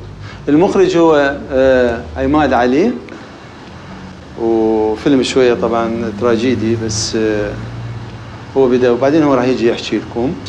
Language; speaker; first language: Arabic; native; Arabic